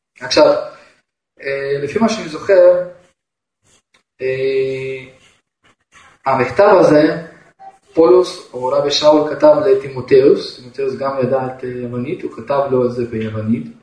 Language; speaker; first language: Hebrew; non-native, fluent; Russian